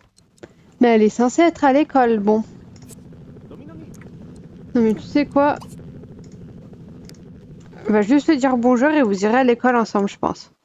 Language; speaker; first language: French; native; French